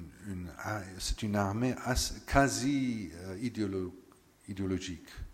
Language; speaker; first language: French; non-native, fluent; English